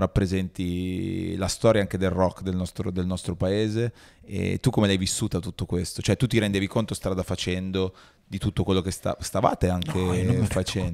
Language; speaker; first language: Italian; native; Italian